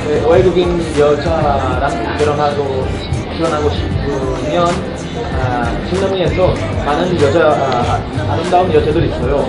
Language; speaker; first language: Korean; non-native, learner; Spanish